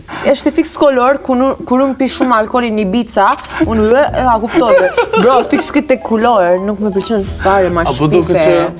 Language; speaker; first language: Albanian; early bilingual, heritage; Albanian